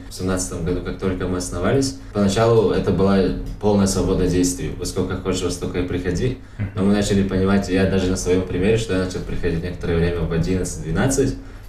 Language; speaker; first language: Russian; non-native, local second language; Tajik